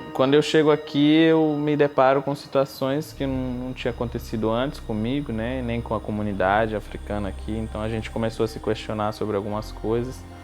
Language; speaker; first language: Portuguese; non-native, local second language; Kabuverdianu